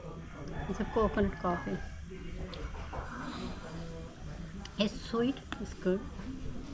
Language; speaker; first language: English; non-native, local second language; Hindi